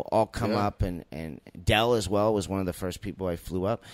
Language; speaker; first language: English; native; English